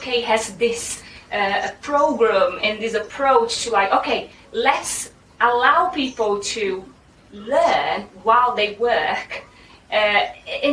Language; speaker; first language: English; non-native, fluent; Portuguese